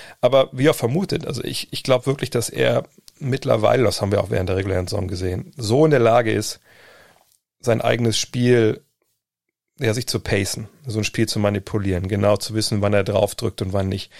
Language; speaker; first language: German; native; German